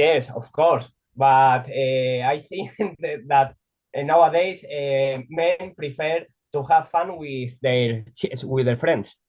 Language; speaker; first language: English; non-native, learner; Spanish